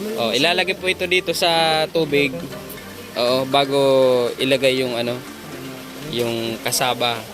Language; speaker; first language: Filipino; non-native, local second language; Bikol